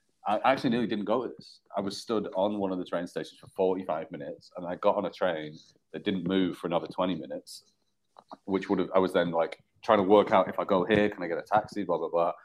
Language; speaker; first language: English; native; English